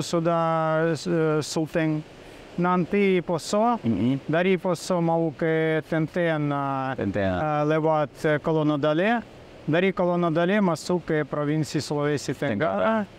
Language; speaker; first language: Indonesian; non-native, learner; Russian